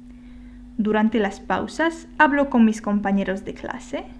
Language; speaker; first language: Spanish; non-native, fluent; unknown